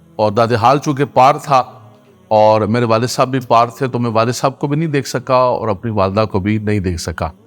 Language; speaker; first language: Urdu; non-native, local second language; Gujari